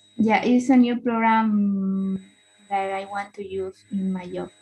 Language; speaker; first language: English; non-native, learner; Spanish